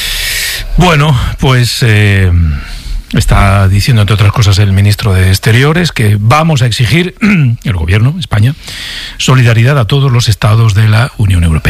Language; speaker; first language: Spanish; native; Spanish